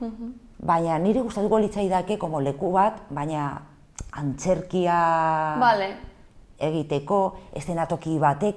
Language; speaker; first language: Basque; non-native, local second language; Spanish